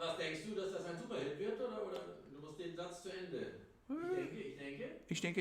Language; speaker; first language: German; native; German